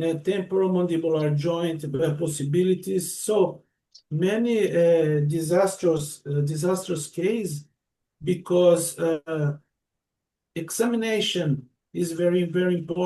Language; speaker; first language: English; non-native, learner; Portuguese